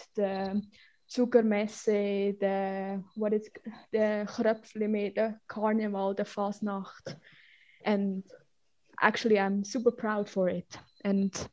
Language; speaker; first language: English; non-native, learner; Swiss German